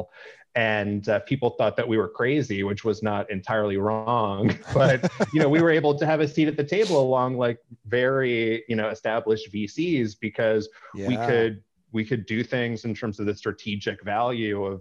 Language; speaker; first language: English; native; English